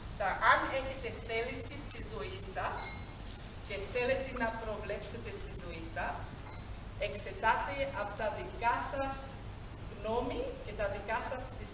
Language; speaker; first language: Greek; early bilingual, heritage; Greek